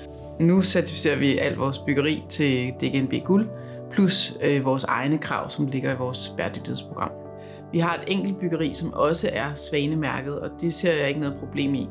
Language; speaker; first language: Danish; native; Danish